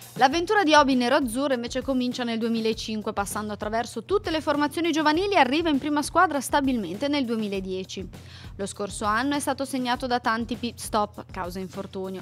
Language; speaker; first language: Italian; native; Italian